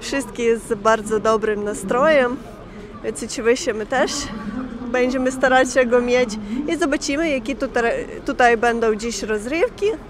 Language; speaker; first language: Polish; non-native, fluent; Ukrainian